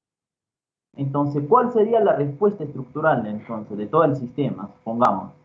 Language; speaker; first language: Spanish; native; Spanish